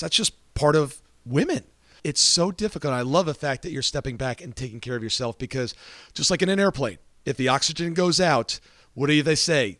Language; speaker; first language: English; native; English